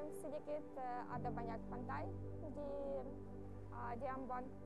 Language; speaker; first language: Indonesian; non-native, learner; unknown